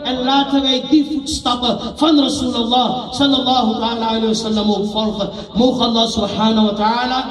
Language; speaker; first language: Dutch; non-native, local second language; Urdu